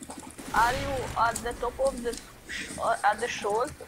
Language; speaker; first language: English; non-native, learner; Hungarian